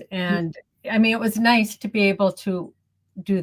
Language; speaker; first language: English; native; English